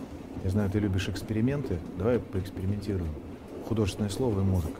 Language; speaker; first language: Russian; native; Russian